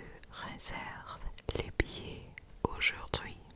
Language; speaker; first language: French; non-native, learner; English